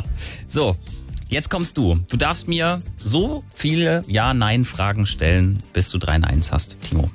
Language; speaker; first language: German; native; German